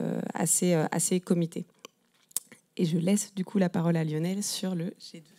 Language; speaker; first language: French; native; French